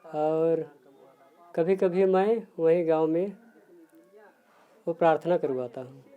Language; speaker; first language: Hindi; non-native, local second language; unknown